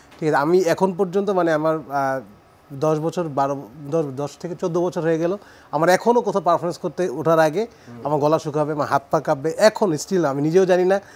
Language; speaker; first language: Bangla; native; Bangla